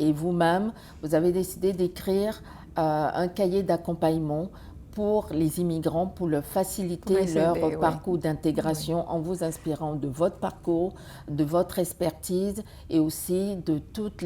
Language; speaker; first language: French; native; French